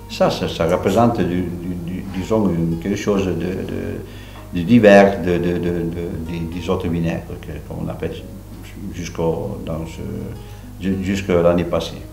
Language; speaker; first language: French; non-native, local second language; Italian